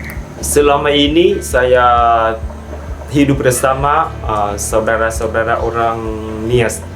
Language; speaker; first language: Indonesian; non-native, fluent; Vietnamese